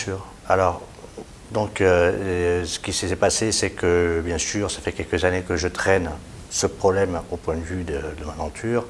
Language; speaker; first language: French; native; French